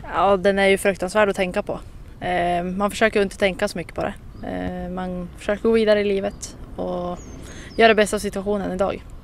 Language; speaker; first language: Swedish; native; Swedish